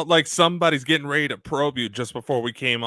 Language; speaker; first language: English; native; English